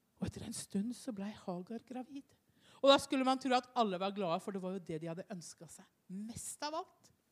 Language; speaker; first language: Norwegian; native; Norwegian